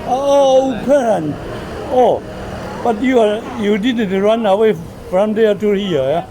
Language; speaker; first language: English; non-native, learner; Chinese